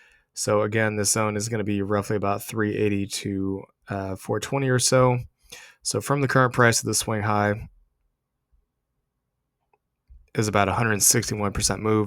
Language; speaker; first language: English; native; English